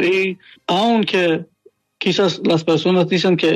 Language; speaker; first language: Spanish; non-native, learner; Persian